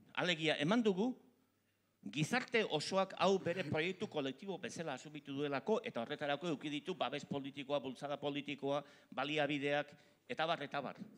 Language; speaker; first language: Basque; native; Basque